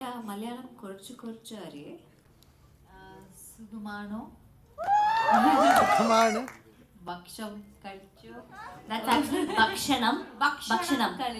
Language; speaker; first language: Malayalam; non-native, learner; Telugu